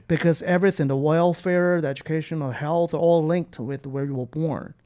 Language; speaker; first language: English; non-native, fluent; Chinese